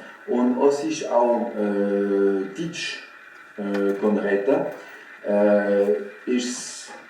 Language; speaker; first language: German; non-native, fluent; French